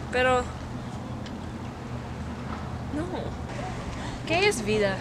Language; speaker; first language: Spanish; non-native, learner; English